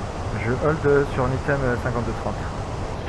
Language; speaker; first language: French; native; French